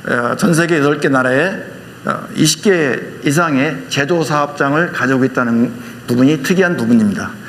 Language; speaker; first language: Korean; native; Korean